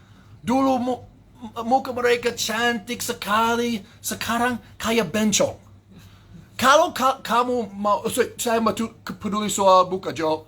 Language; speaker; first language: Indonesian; non-native, fluent; English